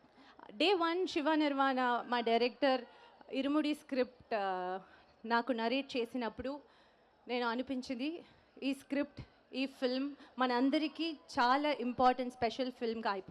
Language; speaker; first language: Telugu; non-native, learner; Tamil